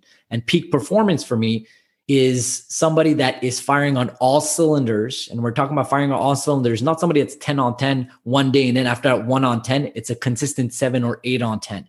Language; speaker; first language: English; native; English